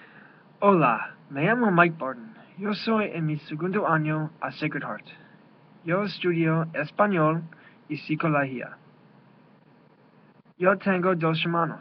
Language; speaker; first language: Spanish; non-native, learner; English